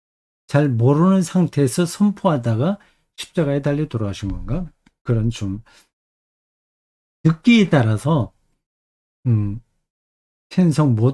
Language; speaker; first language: Korean; native; Korean